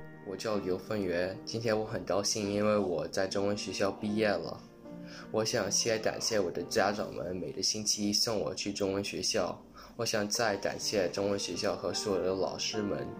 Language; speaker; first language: Chinese; early bilingual, heritage; Chinese